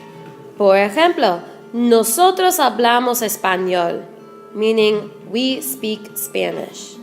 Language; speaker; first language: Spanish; non-native, fluent; English